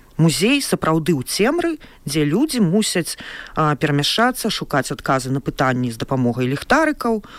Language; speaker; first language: Belarusian; native; Belarusian